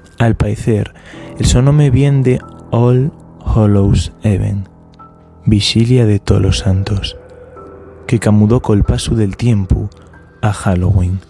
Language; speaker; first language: Asturian; non-native, local second language; Spanish